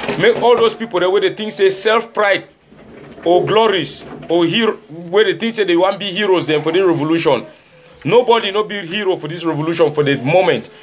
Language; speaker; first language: Nigerian Pidgin; native; Nigerian Pidgin